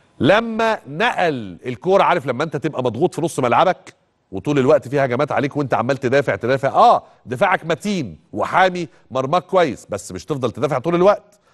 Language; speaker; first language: Egyptian Arabic; native; Egyptian Arabic